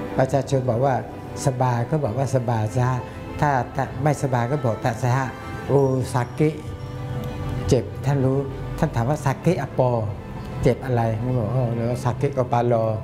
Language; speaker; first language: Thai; non-native, local second language; Malay